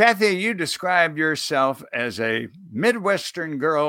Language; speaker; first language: English; native; English